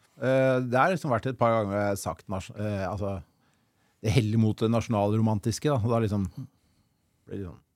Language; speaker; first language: Norwegian; native; Norwegian